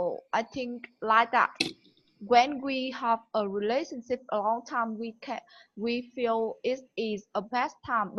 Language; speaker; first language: English; non-native, learner; Vietnamese